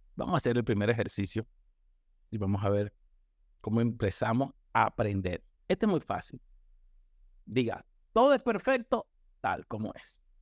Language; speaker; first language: Spanish; native; Spanish